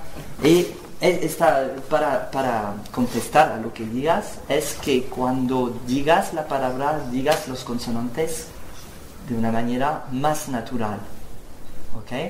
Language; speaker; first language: Spanish; non-native, learner; French